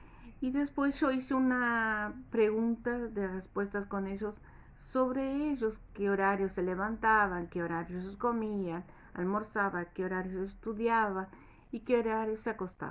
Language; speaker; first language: Spanish; non-native, fluent; Portuguese